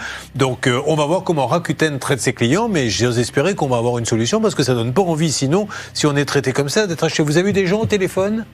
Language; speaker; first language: French; native; French